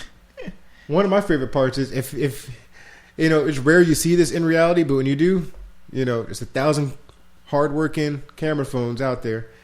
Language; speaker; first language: English; native; English